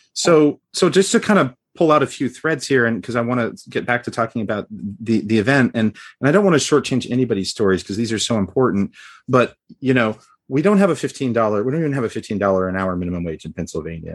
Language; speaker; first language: English; early bilingual, other home language; Spanish